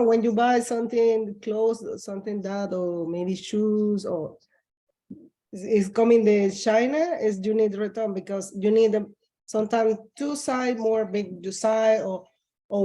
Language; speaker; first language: English; non-native, learner; Spanish